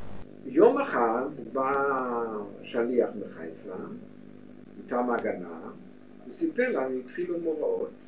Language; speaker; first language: Hebrew; non-native, fluent; German